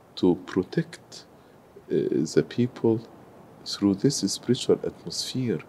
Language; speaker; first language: English; non-native, fluent; Arabic